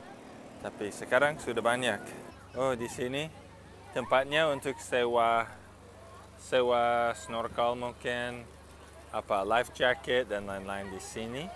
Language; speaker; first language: Indonesian; non-native, fluent; English